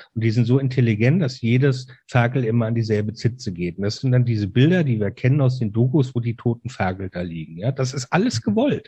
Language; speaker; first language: German; native; German